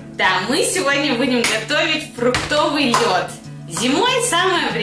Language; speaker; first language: Russian; native; Russian